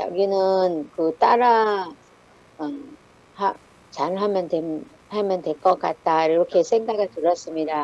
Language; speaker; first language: Korean; non-native, learner; Thai